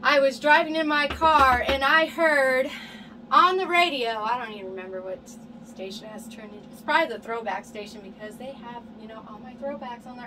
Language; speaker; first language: English; native; English